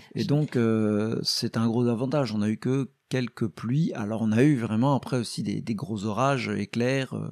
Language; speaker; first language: French; native; French